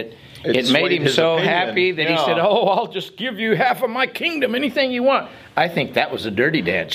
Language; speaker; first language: English; native; English